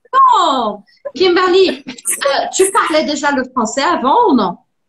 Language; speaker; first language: French; non-native, fluent; Portuguese